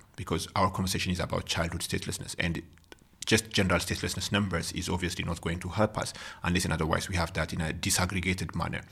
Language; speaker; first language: English; non-native, fluent; Amharic